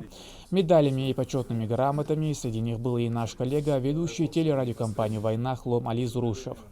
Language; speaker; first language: Russian; native; Russian